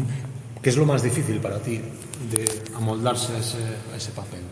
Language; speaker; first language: Spanish; native; Spanish